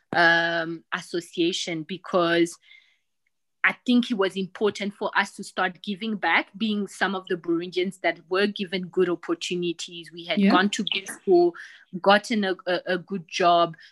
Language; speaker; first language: English; non-native, fluent; Rundi